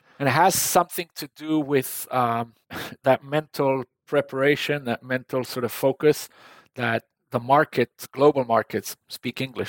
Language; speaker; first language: English; non-native, fluent; Hebrew